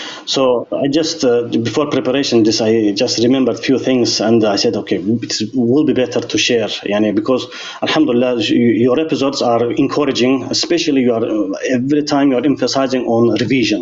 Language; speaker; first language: English; non-native, learner; Azerbaijani